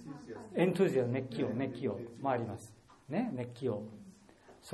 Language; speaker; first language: Japanese; non-native, learner; Bangla